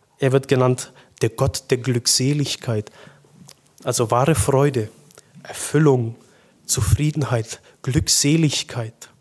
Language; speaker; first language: German; native; German